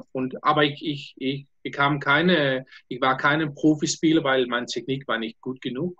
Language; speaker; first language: German; non-native, learner; Danish